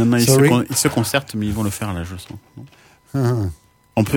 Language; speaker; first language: French; native; French